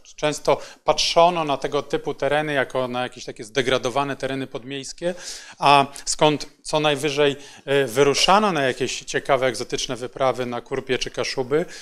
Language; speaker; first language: Polish; native; Polish